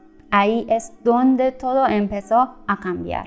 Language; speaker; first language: Spanish; non-native, fluent; Persian